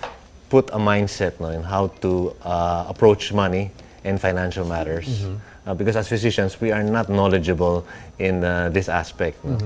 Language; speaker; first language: English; non-native, local second language; Filipino